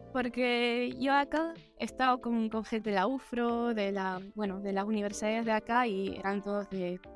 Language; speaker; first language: Spanish; early bilingual, heritage; Spanish